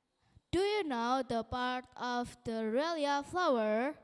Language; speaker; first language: English; non-native, learner; Indonesian